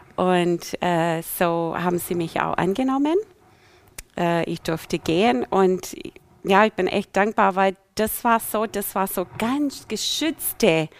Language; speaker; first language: German; non-native, fluent; English